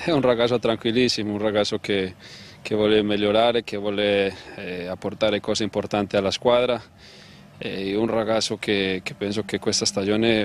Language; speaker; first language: Italian; non-native, learner; Spanish